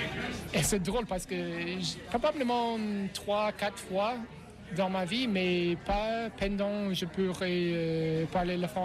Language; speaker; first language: French; non-native, learner; English